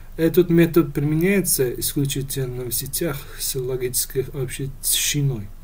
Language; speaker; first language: Russian; non-native, local second language; Uzbek